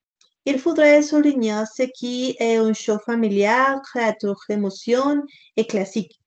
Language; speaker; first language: French; non-native, learner; Spanish